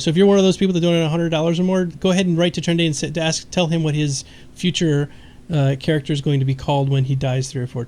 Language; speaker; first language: English; native; English